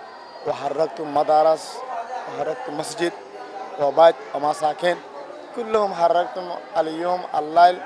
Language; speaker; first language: Arabic; non-native, learner; Rohingya